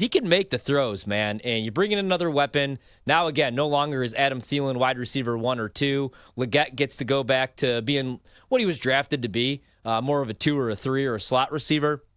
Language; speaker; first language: English; native; English